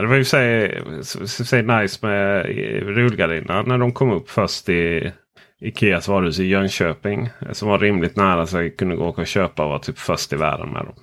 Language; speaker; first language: Swedish; native; Swedish